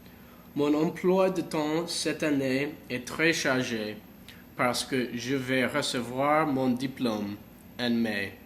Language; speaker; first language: French; non-native, learner; English